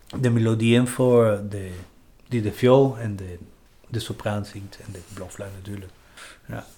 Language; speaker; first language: Dutch; non-native, fluent; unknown